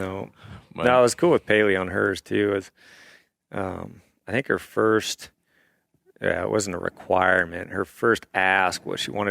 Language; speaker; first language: English; native; English